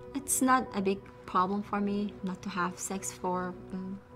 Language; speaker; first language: English; non-native, fluent; Arabic